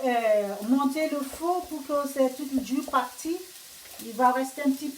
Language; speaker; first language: French; non-native, fluent; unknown